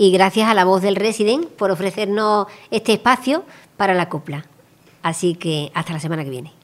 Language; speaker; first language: Spanish; native; Spanish